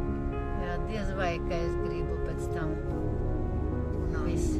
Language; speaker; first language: Latvian; non-native, local second language; Russian